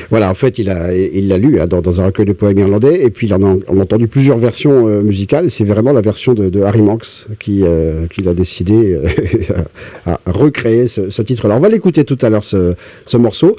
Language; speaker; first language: French; native; French